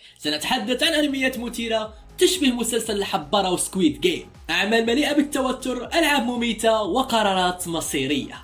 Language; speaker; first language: Arabic; native; Arabic